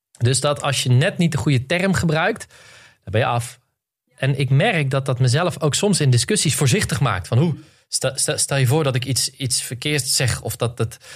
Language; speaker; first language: Dutch; native; Dutch